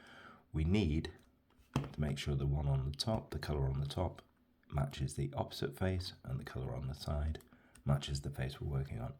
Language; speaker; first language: English; native; English